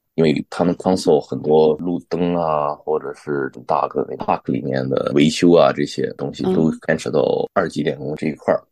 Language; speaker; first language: Chinese; native; Chinese